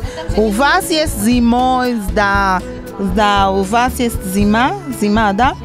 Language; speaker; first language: Russian; non-native, learner; Portuguese